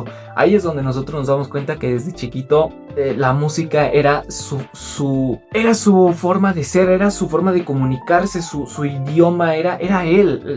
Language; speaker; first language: Spanish; native; Spanish